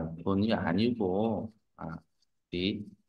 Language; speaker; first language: Korean; non-native, fluent; Vietnamese